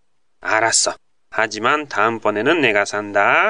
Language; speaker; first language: Korean; non-native, learner; Japanese